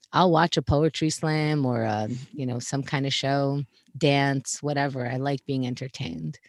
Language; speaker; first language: English; native; English